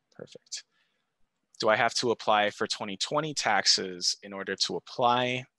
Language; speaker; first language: English; early bilingual, other home language; Spanish